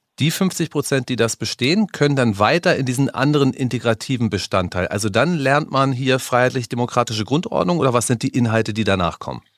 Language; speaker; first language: German; native; German